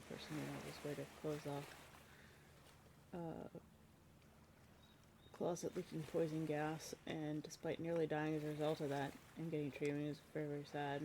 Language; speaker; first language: English; native; English